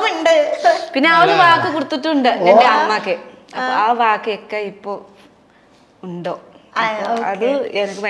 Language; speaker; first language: Malayalam; non-native, learner; Nepali